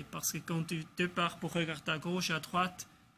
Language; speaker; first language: French; non-native, local second language; German